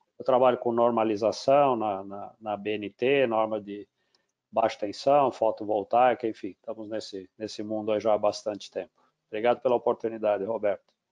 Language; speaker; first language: Portuguese; native; Portuguese